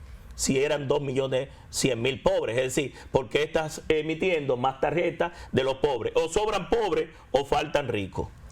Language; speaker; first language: Spanish; native; Spanish